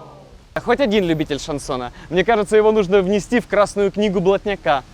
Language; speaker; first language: Russian; native; Russian